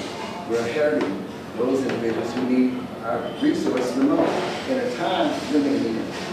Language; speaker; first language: English; native; English